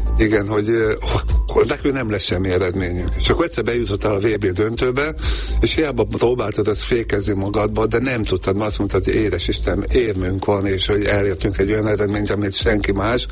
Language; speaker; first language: Hungarian; native; Hungarian